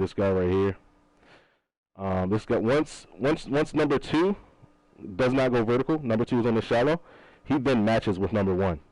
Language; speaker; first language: English; native; English